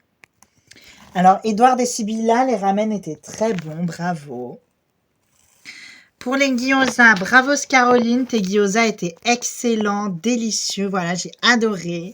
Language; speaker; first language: French; native; French